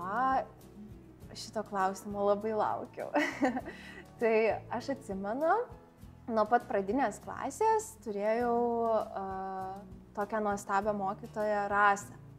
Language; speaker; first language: Lithuanian; native; Lithuanian